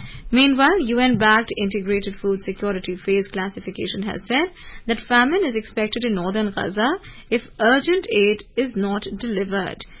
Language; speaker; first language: English; non-native, local second language; Hindi